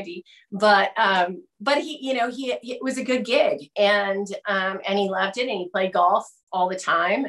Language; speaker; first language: English; native; English